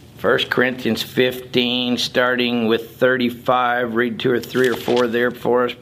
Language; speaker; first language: English; native; English